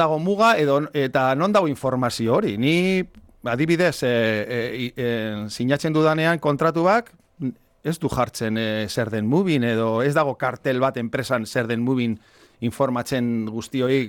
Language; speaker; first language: Basque; non-native, local second language; Spanish